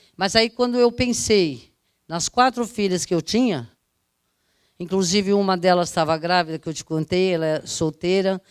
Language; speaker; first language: Portuguese; early bilingual, other home language; Italian